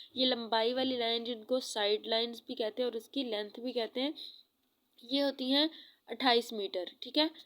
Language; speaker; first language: Urdu; non-native, local second language; Punjabi